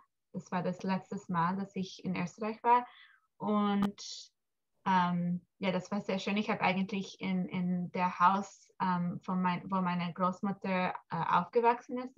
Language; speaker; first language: German; early bilingual, heritage; English